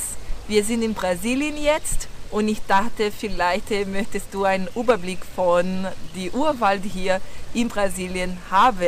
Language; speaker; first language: German; non-native, learner; Portuguese